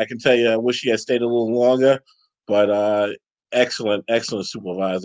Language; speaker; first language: English; native; English